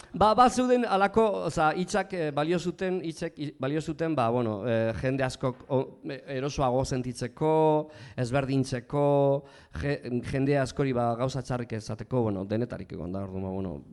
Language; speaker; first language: Basque; non-native, local second language; Spanish